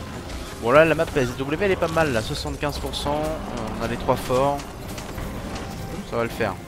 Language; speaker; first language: French; native; French